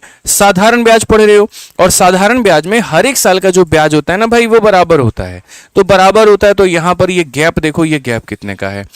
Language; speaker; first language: Hindi; native; Hindi